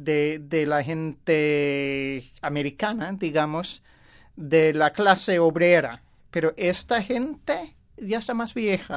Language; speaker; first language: Spanish; non-native, fluent; English